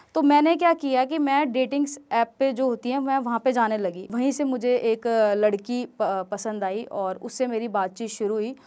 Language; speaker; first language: Hindi; native; Hindi